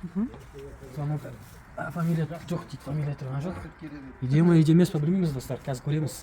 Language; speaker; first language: Kazakh; native; Kazakh